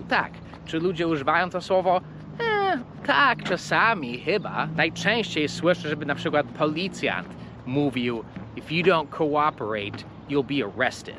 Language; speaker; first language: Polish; non-native, fluent; English